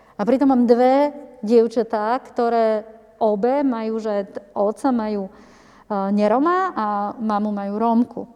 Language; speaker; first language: Slovak; native; Slovak